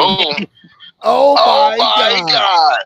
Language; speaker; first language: English; native; English